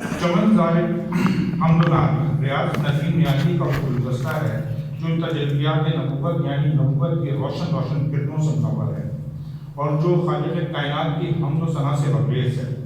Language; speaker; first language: Urdu; native; Urdu